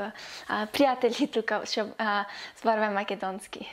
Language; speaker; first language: Macedonian; early bilingual, other home language; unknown